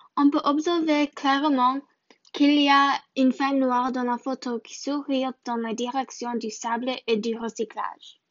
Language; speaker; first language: French; non-native, learner; English